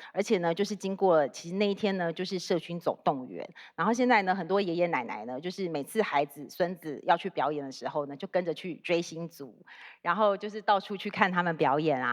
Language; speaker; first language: Chinese; native; Chinese